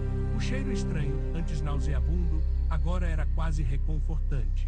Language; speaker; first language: Portuguese; native; Portuguese